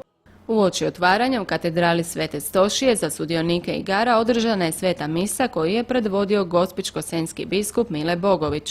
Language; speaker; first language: Croatian; native; Croatian